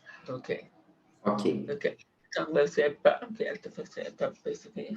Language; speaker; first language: Portuguese; non-native, local second language; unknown